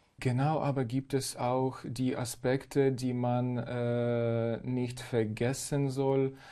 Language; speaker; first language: German; non-native, fluent; Ukrainian